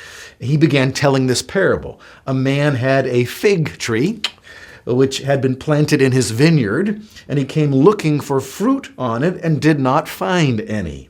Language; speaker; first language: English; native; English